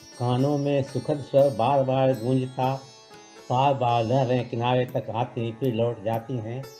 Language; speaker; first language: Hindi; native; Hindi